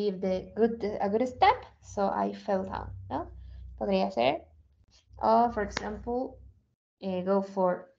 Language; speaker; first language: English; non-native, learner; Spanish